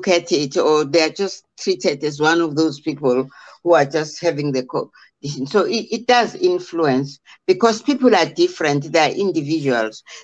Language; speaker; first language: English; non-native, local second language; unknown